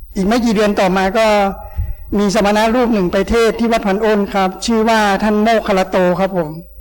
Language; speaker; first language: Thai; native; Thai